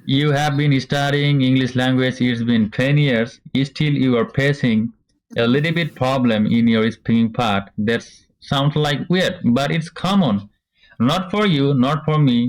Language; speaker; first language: English; non-native, learner; Bangla